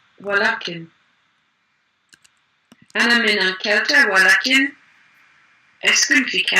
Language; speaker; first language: Arabic; non-native, learner; English